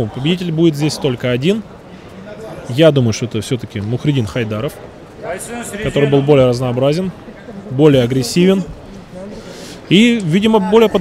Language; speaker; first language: Russian; native; Russian